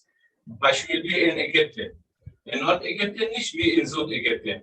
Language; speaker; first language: German; non-native, learner; Arabic